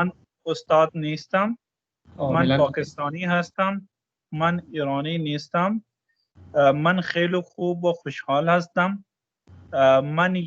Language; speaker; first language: Persian; non-native, learner; Urdu